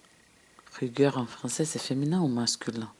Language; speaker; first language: French; non-native, fluent; Portuguese